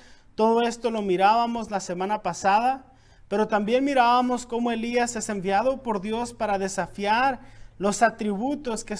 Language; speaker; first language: Spanish; native; Spanish